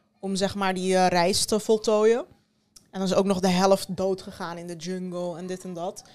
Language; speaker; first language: Dutch; early bilingual, other home language; Turkish